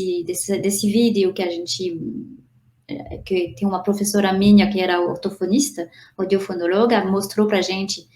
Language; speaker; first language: Portuguese; non-native, fluent; French